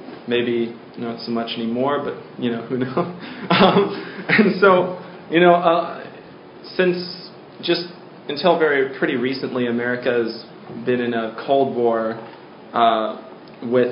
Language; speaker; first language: English; native; English